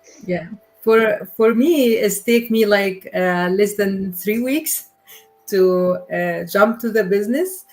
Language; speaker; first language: English; non-native, learner; Arabic